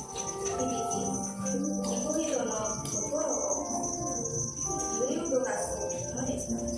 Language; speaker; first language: Japanese; non-native, learner; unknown